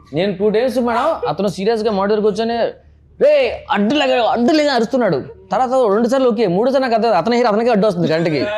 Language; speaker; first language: Telugu; native; Telugu